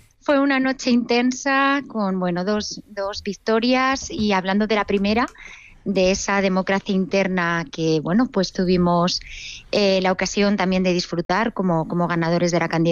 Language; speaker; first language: Spanish; native; Spanish